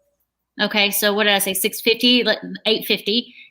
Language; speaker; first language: English; native; English